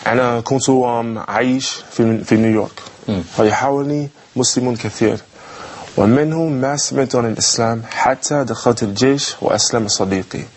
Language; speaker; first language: Arabic; non-native, learner; English